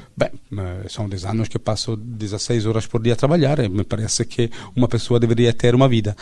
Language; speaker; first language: Portuguese; non-native, fluent; Italian